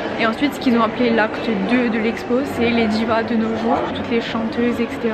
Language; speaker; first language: French; native; French